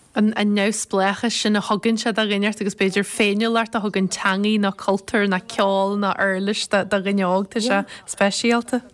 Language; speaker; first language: Irish; native; Irish